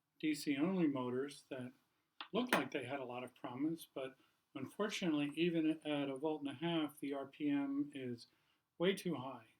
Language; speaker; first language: English; native; English